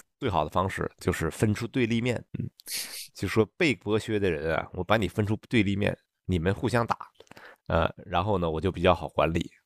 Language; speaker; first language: Chinese; native; Chinese